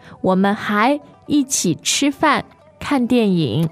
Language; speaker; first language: Chinese; native; Chinese